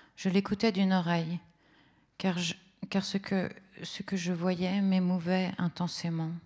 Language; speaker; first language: French; early bilingual, other home language; Italian